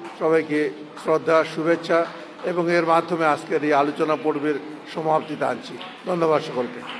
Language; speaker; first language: Bangla; non-native, local second language; Manipuri